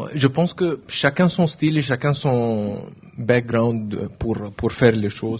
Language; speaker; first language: French; non-native, learner; Arabic